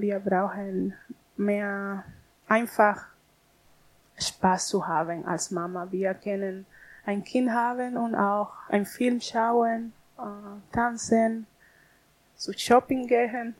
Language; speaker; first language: German; non-native, learner; Spanish